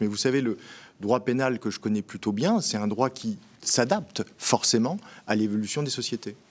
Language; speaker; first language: French; native; French